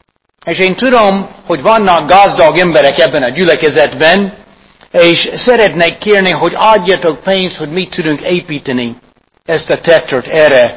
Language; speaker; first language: Hungarian; non-native, fluent; English